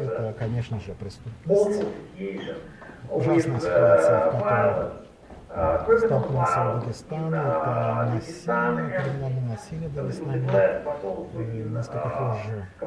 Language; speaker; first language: Russian; non-native, local second language; Azerbaijani